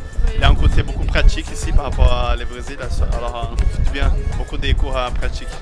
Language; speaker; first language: French; non-native, fluent; Portuguese